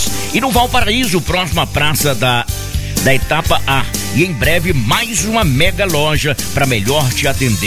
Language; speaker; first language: Portuguese; native; Portuguese